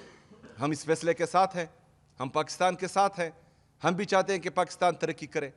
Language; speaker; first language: Urdu; non-native, local second language; Pashto